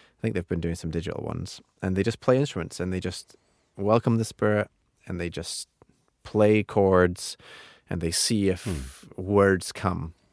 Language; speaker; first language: English; native; English